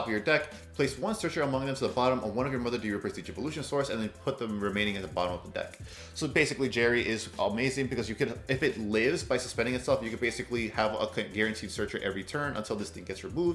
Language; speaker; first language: English; native; English